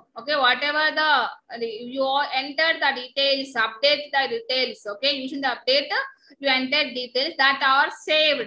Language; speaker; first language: English; non-native, local second language; Telugu